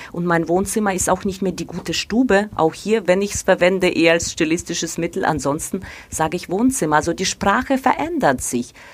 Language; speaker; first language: German; non-native, fluent; Russian